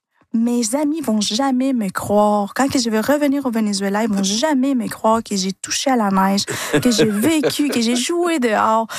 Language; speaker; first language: French; non-native, fluent; Spanish